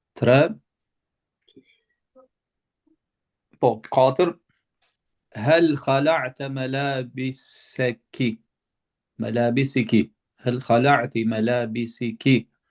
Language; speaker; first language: Arabic; non-native, fluent; Albanian